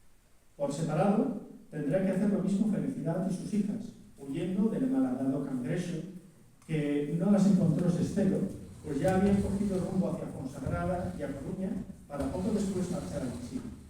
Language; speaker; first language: Spanish; native; Spanish